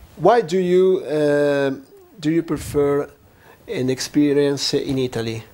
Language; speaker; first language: English; non-native, learner; Italian